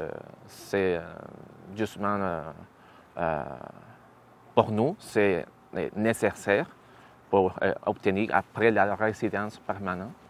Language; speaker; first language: French; non-native, learner; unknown